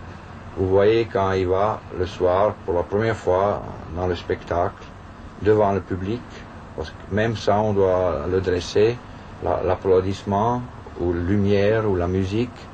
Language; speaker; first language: French; non-native, fluent; German